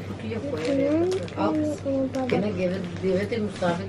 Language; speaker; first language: Turkish; native; Turkish